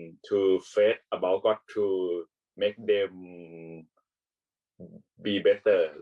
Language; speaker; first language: English; non-native, learner; Thai